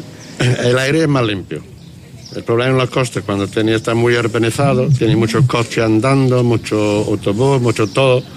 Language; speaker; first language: Spanish; non-native, learner; English